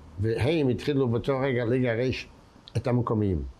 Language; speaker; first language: Hebrew; non-native, fluent; Yiddish